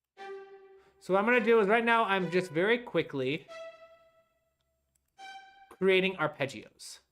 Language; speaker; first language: English; native; English